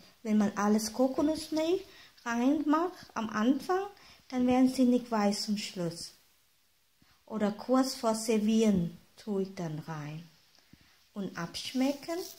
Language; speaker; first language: German; non-native, fluent; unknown